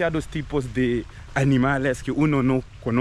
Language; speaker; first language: Spanish; non-native, learner; French